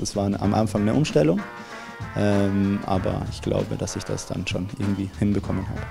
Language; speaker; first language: German; native; German